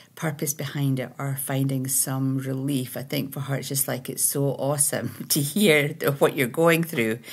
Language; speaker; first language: English; native; English